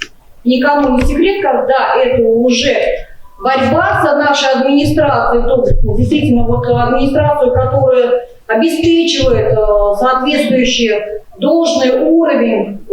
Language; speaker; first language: Russian; native; Russian